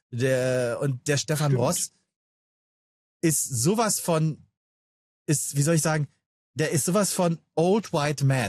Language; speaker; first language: German; native; German